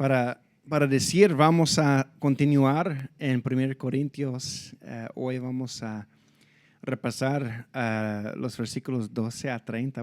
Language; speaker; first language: Spanish; non-native, fluent; English